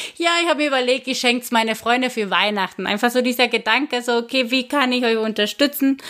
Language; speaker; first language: German; non-native, fluent; Spanish